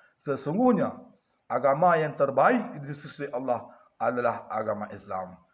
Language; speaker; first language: Malay; non-native, local second language; Achinese